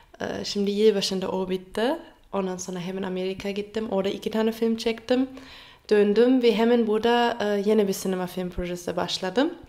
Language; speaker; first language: Turkish; non-native, fluent; German